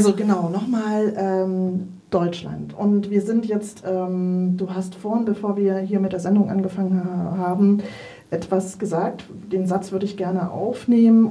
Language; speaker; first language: German; native; German